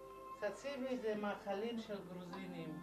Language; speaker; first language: Hebrew; non-native, learner; Georgian